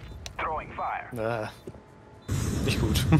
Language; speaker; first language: German; native; German